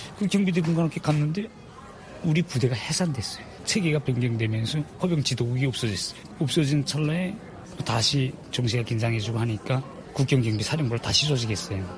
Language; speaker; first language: Korean; native; Korean